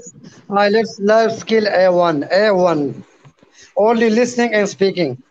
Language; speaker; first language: English; non-native, learner; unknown